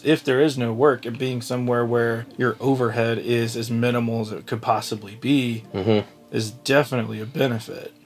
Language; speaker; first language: English; native; English